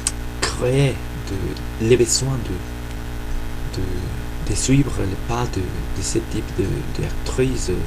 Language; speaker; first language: French; non-native, fluent; Spanish